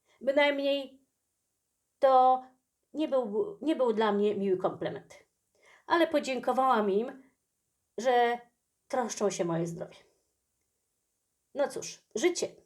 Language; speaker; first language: Polish; native; Polish